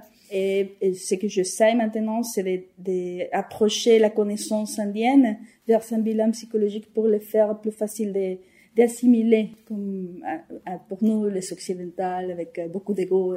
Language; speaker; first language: French; non-native, fluent; Spanish